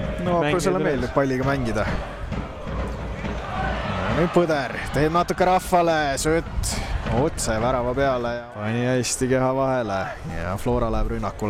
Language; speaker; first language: Estonian; native; Estonian